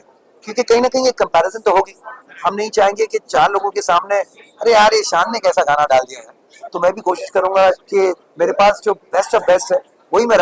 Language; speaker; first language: Hindi; native; Hindi